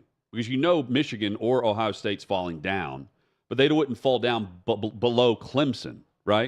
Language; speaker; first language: English; native; English